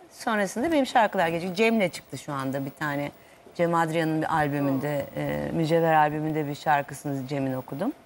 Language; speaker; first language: Turkish; native; Turkish